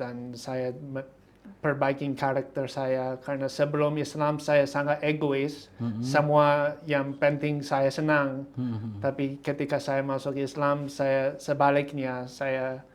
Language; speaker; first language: Indonesian; non-native, fluent; English